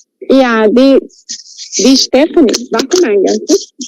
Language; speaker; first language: German; non-native, fluent; Portuguese